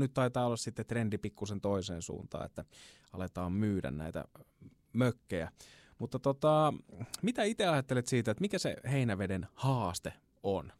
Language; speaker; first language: Finnish; native; Finnish